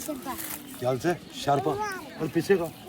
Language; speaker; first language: Hindi; non-native, local second language; Tibetan